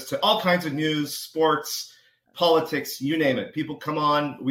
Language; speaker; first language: English; native; English